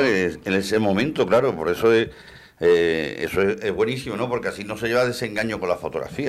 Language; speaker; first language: Spanish; native; Spanish